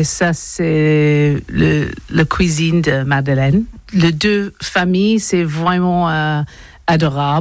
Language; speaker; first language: French; non-native, learner; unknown